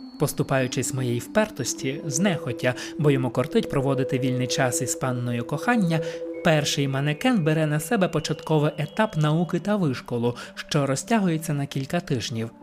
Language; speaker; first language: Ukrainian; native; Ukrainian